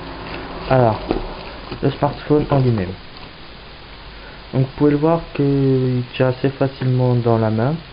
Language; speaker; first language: French; native; French